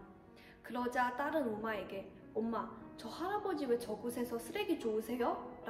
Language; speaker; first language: Korean; non-native, fluent; Chinese